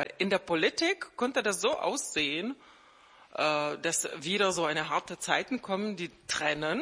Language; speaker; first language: German; non-native, fluent; Czech